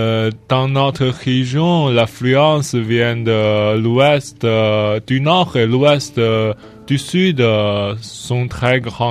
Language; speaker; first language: French; non-native, learner; Chinese